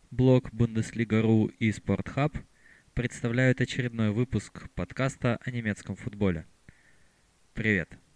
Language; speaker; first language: Russian; native; Russian